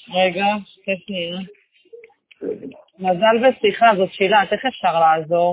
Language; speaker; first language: Hebrew; native; Hebrew